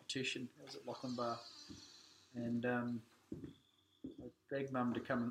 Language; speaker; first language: English; native; English